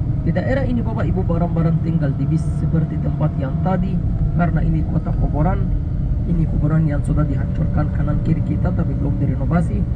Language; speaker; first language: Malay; non-native, fluent; Arabic